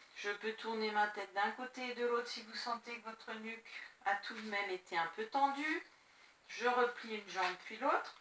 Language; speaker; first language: French; native; French